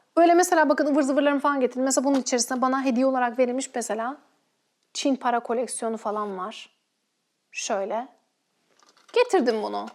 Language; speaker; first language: Turkish; native; Turkish